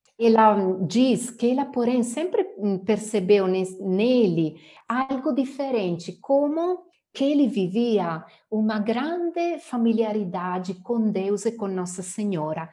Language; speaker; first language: Portuguese; non-native, fluent; Italian